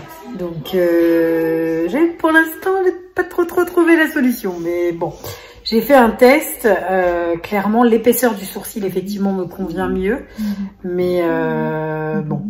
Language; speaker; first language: French; native; French